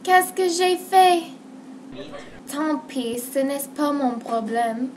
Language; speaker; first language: French; non-native, learner; English